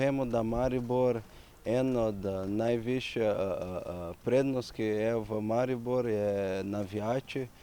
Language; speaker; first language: Slovenian; non-native, learner; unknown